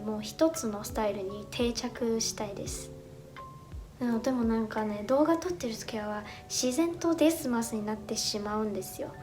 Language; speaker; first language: Japanese; non-native, fluent; Chinese